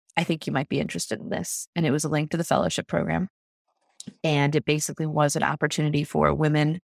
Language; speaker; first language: English; native; English